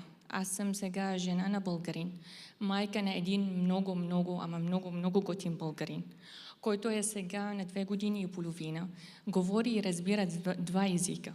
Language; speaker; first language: Bulgarian; non-native, fluent; Arabic